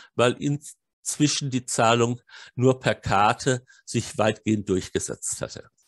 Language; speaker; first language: German; native; German